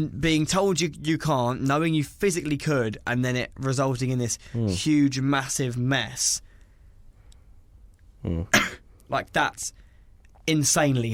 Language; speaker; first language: English; native; English